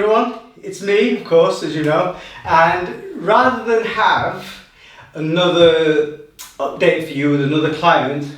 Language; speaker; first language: English; native; English